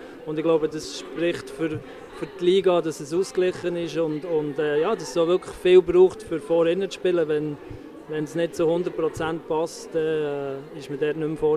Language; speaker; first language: German; native; German